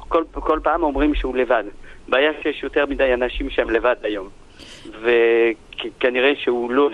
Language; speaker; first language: Hebrew; non-native, fluent; French